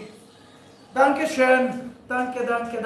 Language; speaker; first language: German; non-native, learner; Spanish